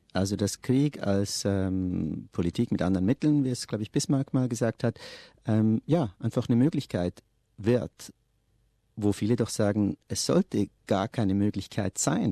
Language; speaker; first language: German; native; German